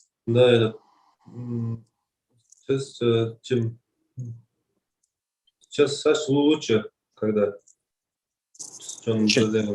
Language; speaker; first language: Russian; non-native, learner; Kazakh